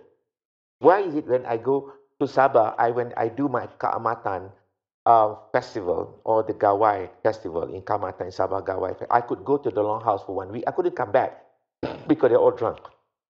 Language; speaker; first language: English; non-native, local second language; Malay